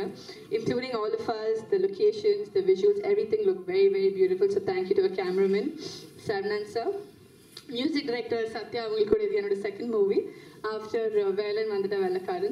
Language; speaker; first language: Tamil; non-native, fluent; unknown